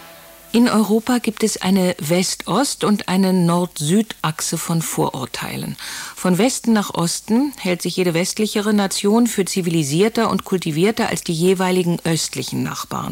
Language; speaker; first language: German; native; German